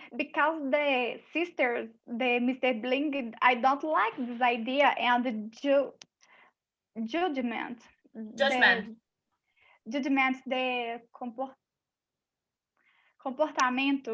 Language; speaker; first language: English; non-native, learner; Portuguese